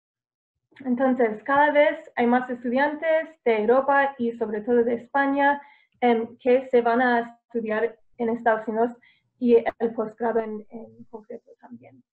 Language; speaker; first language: Spanish; non-native, fluent; English